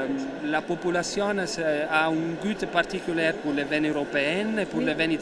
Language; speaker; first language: French; non-native, learner; Italian